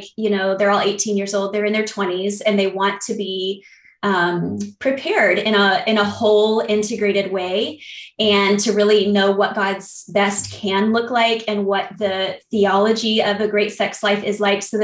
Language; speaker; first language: English; native; English